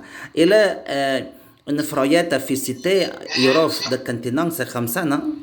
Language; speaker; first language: French; non-native, learner; Indonesian